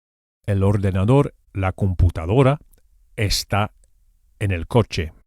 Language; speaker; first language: Spanish; non-native, fluent; English